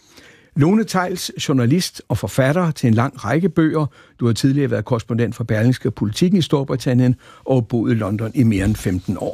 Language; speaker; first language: Danish; native; Danish